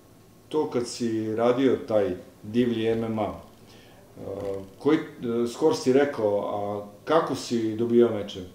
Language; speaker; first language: Serbian; native; Serbian